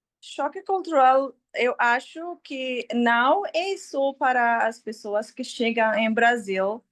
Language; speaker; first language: Portuguese; non-native, learner; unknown